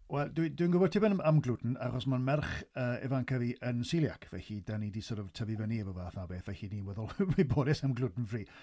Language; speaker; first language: Welsh; native; Welsh